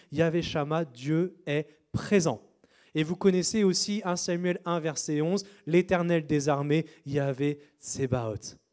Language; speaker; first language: French; native; French